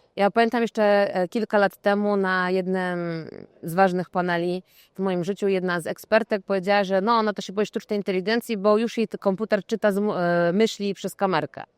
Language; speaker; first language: Polish; native; Polish